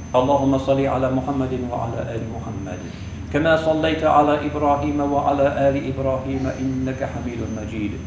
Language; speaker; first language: Arabic; non-native, fluent; English